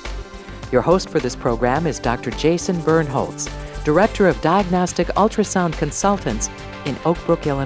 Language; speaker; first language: English; native; English